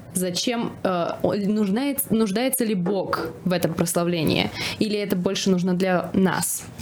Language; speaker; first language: Russian; non-native, local second language; Armenian